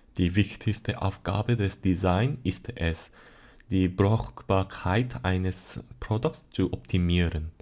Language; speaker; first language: German; non-native, learner; Korean